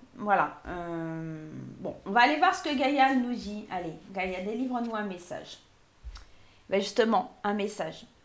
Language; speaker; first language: French; native; French